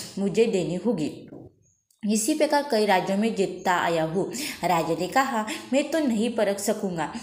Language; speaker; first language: Hindi; non-native, local second language; Marathi